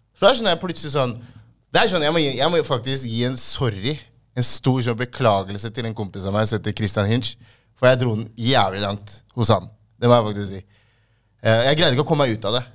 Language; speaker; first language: Norwegian; early bilingual, other home language; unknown